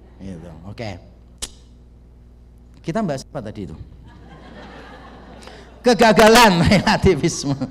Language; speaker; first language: Indonesian; native; Indonesian